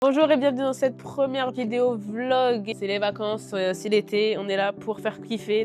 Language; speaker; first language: French; native; French